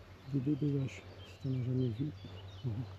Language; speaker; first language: French; native; French